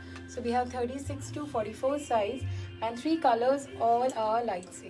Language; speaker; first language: English; non-native, local second language; Hindi